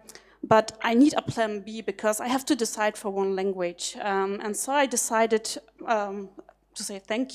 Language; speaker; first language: English; non-native, fluent; German